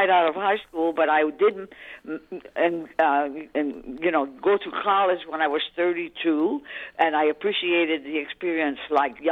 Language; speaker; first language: English; early bilingual, other home language; French